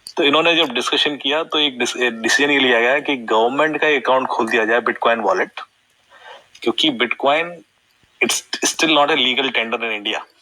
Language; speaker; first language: Hindi; native; Hindi